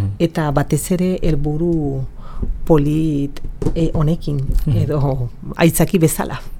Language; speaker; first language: Basque; non-native, fluent; Spanish